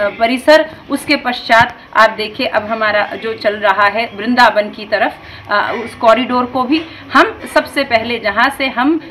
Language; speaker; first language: Hindi; native; Hindi